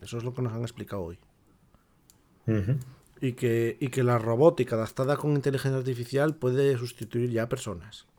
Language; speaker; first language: Spanish; native; Spanish